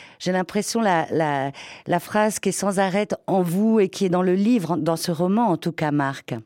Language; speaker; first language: French; native; French